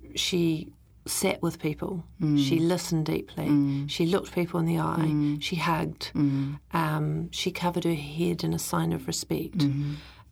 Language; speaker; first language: English; native; English